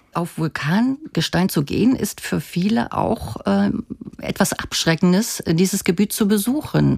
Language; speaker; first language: German; native; German